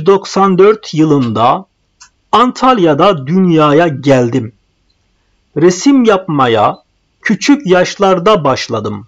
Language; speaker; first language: Turkish; non-native, fluent; Arabic